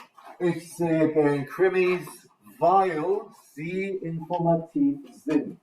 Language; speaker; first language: German; non-native, fluent; English